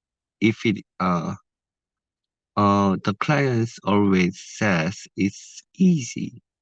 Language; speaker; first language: English; non-native, learner; Korean